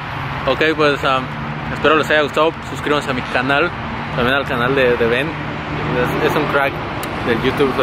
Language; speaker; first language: Spanish; native; Spanish